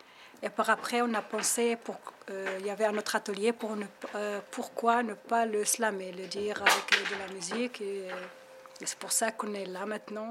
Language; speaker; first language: French; non-native, fluent; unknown